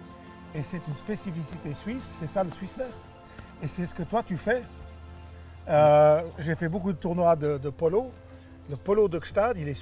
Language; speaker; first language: French; native; French